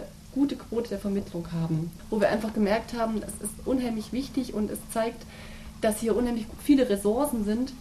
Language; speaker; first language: German; native; German